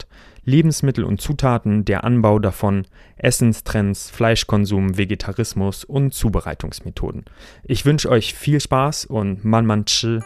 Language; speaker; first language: German; native; German